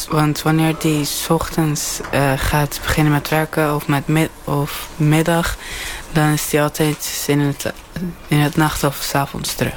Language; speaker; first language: Dutch; early bilingual, other home language; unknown